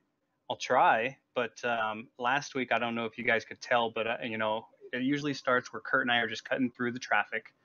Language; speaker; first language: English; native; English